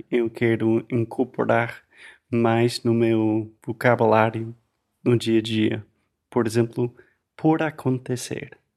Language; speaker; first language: Portuguese; non-native, fluent; English